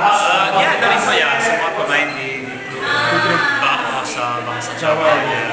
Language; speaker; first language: Indonesian; non-native, learner; Bosnian